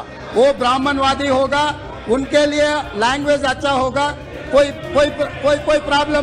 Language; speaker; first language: Hindi; non-native, local second language; Telugu